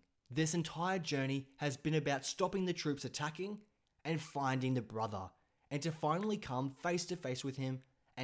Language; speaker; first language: English; native; English